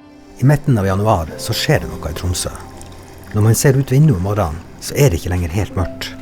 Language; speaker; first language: Norwegian; native; Norwegian